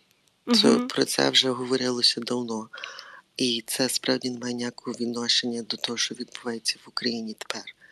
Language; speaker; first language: Ukrainian; early bilingual, heritage; Ukrainian